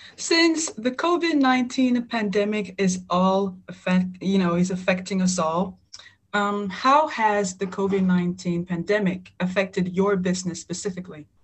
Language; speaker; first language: English; non-native, fluent; French